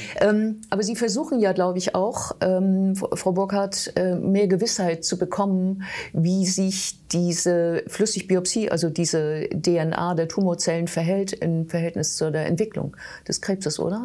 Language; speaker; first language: German; native; German